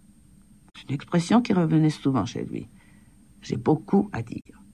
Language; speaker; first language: French; native; French